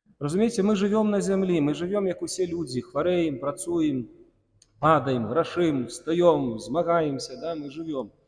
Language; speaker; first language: Belarusian; non-native, local second language; Russian